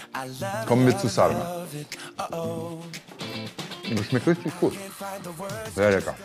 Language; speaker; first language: German; native; German